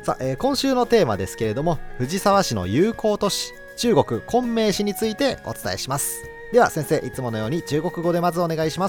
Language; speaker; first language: Japanese; native; Japanese